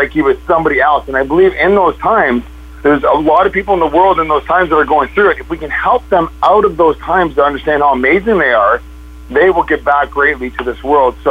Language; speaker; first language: English; native; English